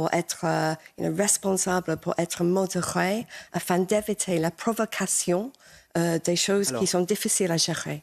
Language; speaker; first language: French; non-native, fluent; English